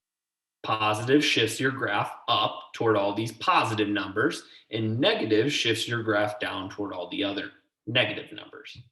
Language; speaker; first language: English; native; English